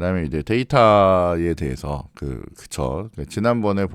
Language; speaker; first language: Korean; native; Korean